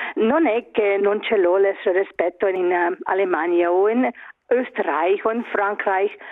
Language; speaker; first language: German; early bilingual, other home language; Swiss German